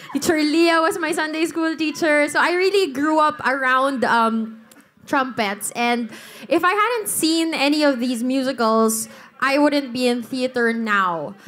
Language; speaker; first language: English; non-native, local second language; Filipino